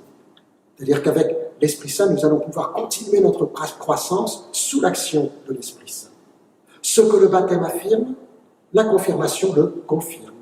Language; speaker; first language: French; native; French